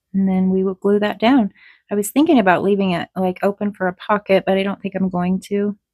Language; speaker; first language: English; native; English